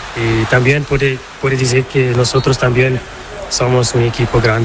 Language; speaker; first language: Spanish; non-native, learner; Portuguese